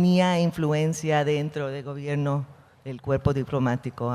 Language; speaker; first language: Spanish; non-native, fluent; English